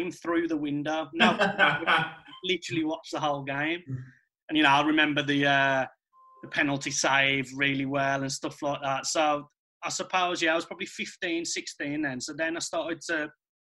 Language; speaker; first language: English; native; English